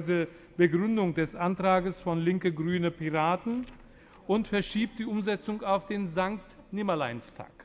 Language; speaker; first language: German; early bilingual, other home language; Turkish